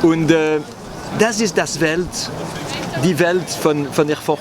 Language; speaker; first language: German; non-native, local second language; French